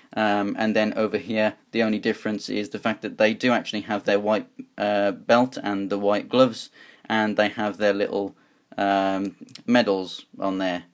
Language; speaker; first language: English; native; English